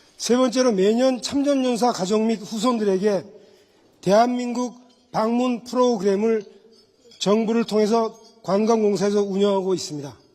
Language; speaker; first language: Korean; native; Korean